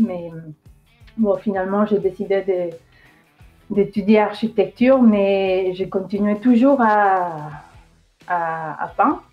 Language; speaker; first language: French; non-native, fluent; Spanish